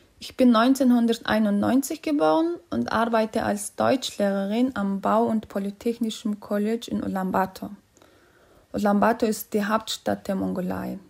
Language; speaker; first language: German; non-native, fluent; Mongolian